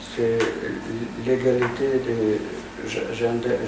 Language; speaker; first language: French; non-native, fluent; Russian